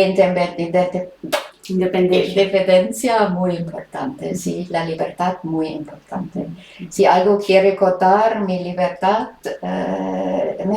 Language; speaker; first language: Spanish; non-native, fluent; German